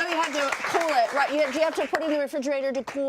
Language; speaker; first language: English; native; English